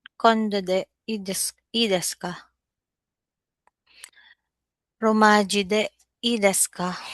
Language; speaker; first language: Japanese; non-native, learner; Filipino